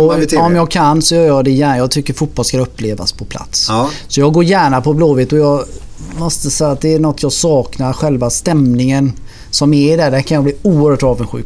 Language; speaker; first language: Swedish; native; Swedish